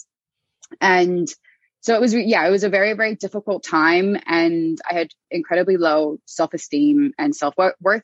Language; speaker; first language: English; native; English